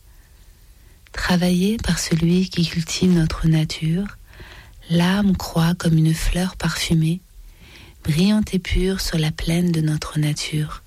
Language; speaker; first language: French; native; French